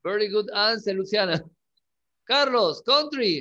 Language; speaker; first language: English; non-native, learner; Spanish